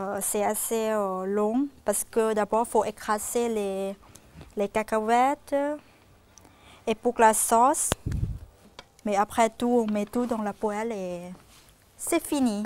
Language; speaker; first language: French; non-native, fluent; Thai